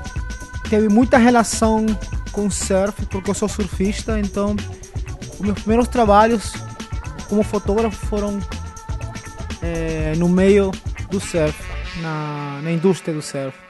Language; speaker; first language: Portuguese; early bilingual, other home language; Spanish